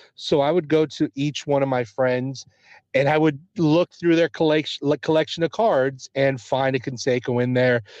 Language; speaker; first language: English; early bilingual, other home language; Spanish